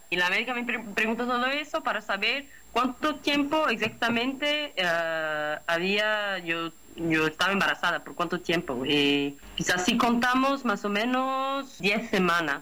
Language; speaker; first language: Spanish; non-native, fluent; Portuguese